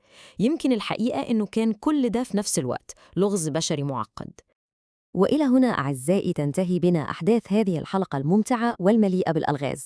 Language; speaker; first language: Arabic; native; Arabic